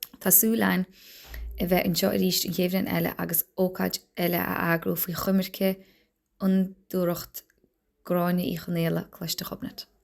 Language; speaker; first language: Irish; native; Irish